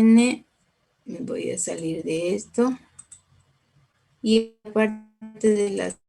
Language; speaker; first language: Spanish; native; Spanish